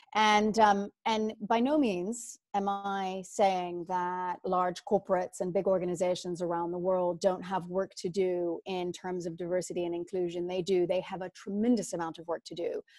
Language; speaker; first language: English; native; English